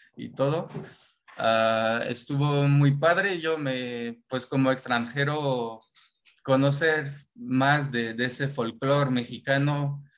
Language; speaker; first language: Spanish; non-native, fluent; French